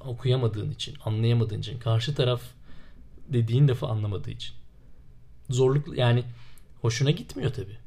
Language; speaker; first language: Turkish; native; Turkish